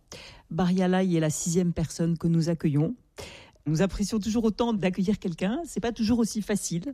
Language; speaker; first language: French; native; French